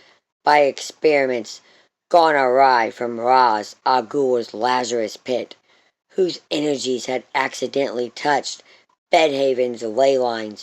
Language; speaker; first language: English; native; English